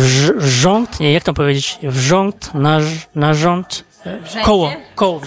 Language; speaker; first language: Polish; non-native, fluent; Kazakh